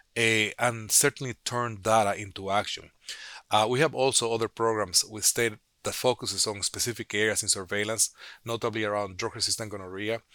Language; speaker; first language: English; non-native, fluent; Spanish